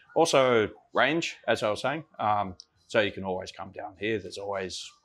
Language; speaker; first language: English; native; English